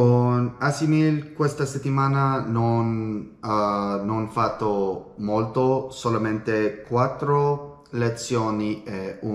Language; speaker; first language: Italian; non-native, learner; English